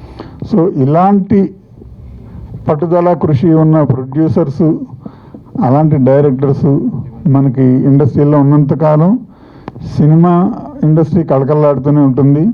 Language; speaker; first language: Telugu; native; Telugu